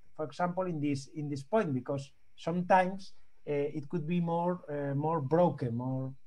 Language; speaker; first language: English; non-native, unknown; Spanish